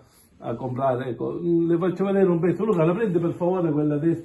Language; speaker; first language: Italian; native; Italian